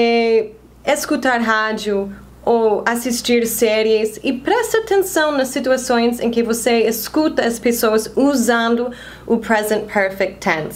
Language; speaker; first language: Portuguese; non-native, fluent; English